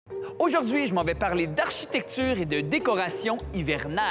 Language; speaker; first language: French; native; French